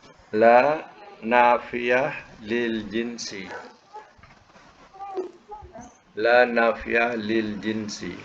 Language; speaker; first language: Arabic; non-native, fluent; Malay